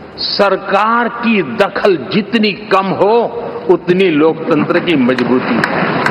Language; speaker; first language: Hindi; non-native, local second language; Gujarati